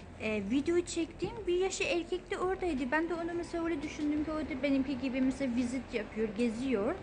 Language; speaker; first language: Turkish; non-native, fluent; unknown